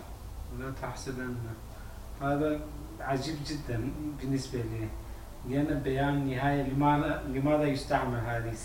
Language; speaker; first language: Arabic; non-native, learner; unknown